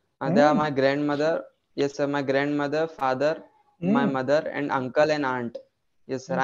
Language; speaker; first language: English; non-native, local second language; Hindi